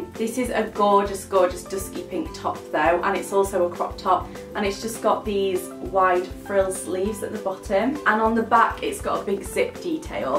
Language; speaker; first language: English; native; English